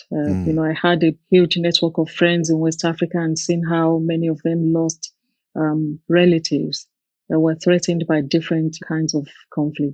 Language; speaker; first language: English; non-native, local second language; Yoruba